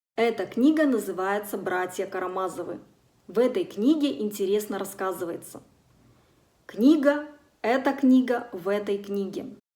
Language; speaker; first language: Russian; native; Russian